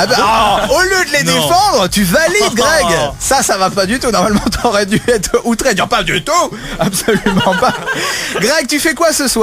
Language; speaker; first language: French; native; French